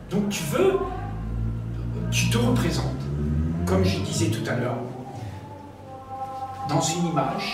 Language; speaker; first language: French; native; French